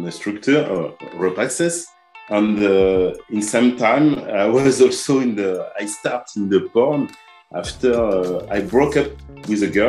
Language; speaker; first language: English; non-native, learner; French